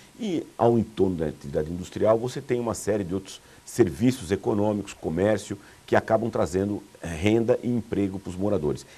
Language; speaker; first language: Portuguese; native; Portuguese